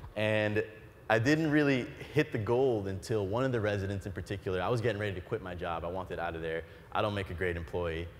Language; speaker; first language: English; native; English